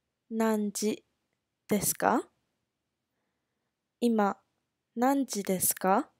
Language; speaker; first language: Japanese; non-native, fluent; English